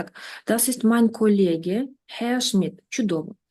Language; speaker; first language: German; non-native, fluent; Ukrainian